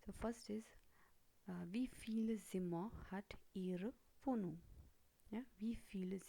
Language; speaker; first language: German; non-native, fluent; Hindi